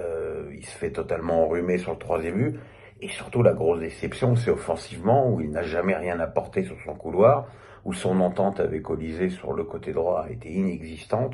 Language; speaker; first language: French; native; French